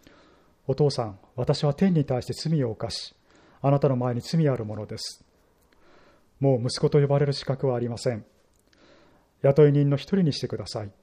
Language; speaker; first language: Japanese; native; Japanese